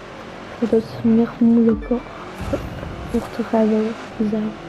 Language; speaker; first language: Dutch; non-native, local second language; French